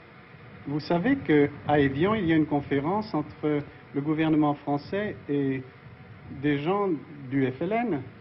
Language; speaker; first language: French; native; French